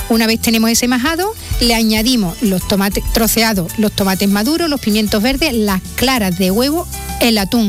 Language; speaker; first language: Spanish; native; Spanish